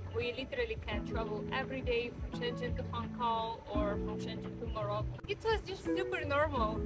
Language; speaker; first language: English; non-native, fluent; Russian